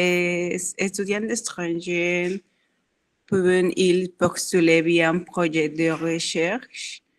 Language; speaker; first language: French; non-native, fluent; Spanish